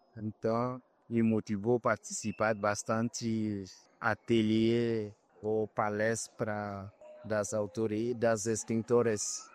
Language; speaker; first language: Portuguese; non-native, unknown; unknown